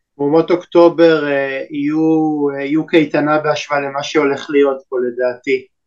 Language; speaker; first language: Hebrew; native; Hebrew